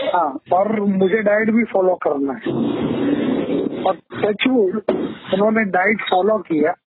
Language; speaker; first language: Hindi; non-native, local second language; Gujarati